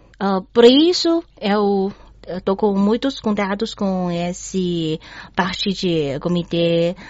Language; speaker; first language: Portuguese; non-native, learner; Chinese